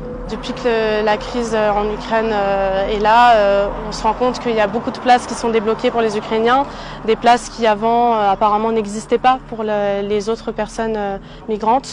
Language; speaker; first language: French; native; French